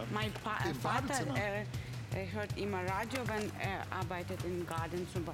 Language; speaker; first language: German; non-native, learner; Russian